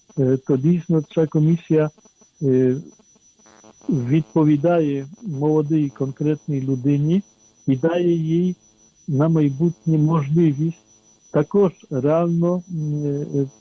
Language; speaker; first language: Ukrainian; non-native, fluent; Polish